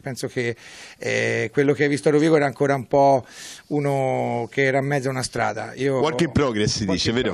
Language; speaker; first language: Italian; native; Italian